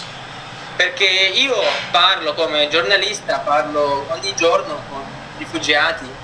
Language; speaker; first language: Italian; non-native, fluent; Ukrainian